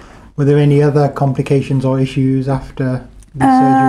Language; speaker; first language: English; native; English